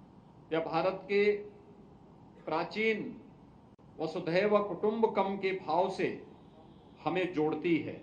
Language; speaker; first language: Hindi; native; Hindi